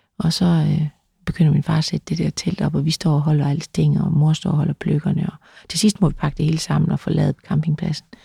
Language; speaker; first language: Danish; native; Danish